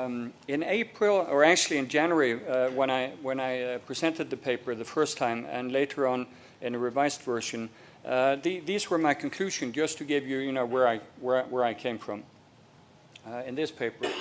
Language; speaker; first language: English; non-native, fluent; Norwegian